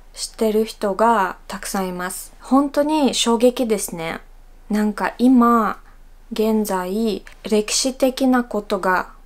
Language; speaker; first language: Japanese; non-native, fluent; Russian